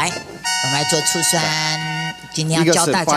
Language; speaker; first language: Chinese; native; Chinese